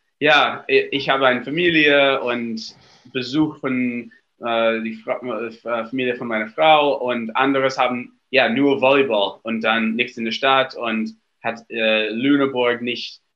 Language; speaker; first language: German; non-native, learner; English